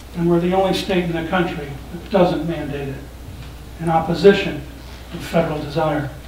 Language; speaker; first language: English; native; English